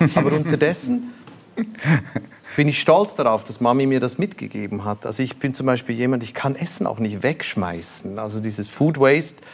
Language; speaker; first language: German; native; German